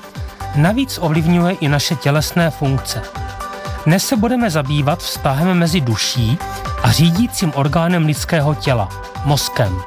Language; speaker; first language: Czech; native; Czech